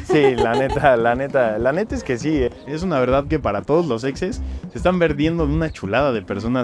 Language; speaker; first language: Spanish; native; Spanish